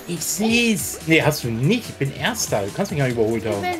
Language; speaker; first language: German; native; German